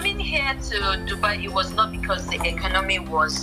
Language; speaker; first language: English; non-native, local second language; Yoruba